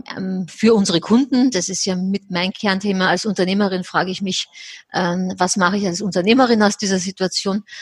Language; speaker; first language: German; native; German